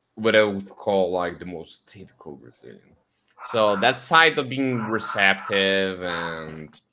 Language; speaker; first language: English; non-native, fluent; Portuguese